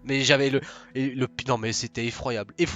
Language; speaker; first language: French; native; French